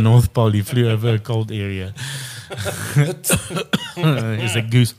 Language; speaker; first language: English; native; English